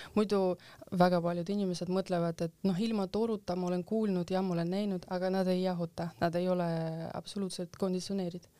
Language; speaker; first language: Estonian; non-native, local second language; Russian